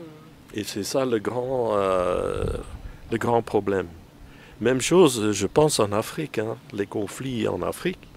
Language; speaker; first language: French; non-native, fluent; Dutch